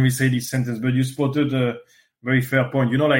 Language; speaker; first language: English; non-native, fluent; French